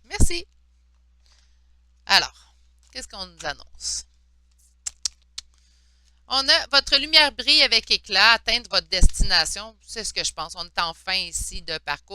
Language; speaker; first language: French; native; French